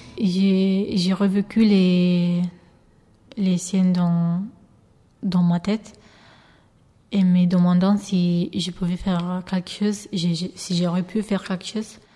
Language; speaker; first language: French; non-native, fluent; Albanian